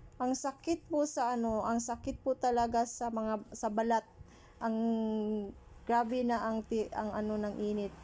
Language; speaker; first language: Filipino; non-native, local second language; Cebuano